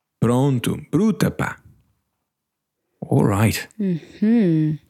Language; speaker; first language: Portuguese; non-native, learner; English